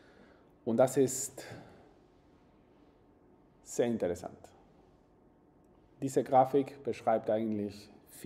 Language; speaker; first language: German; non-native, fluent; Spanish